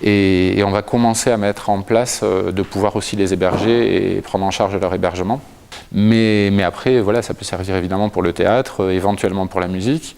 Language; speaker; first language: French; native; French